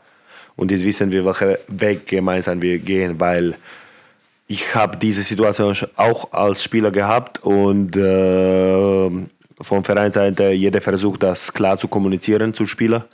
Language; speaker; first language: German; non-native, fluent; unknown